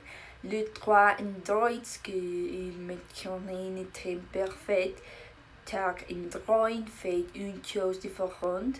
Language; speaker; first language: French; non-native, learner; Spanish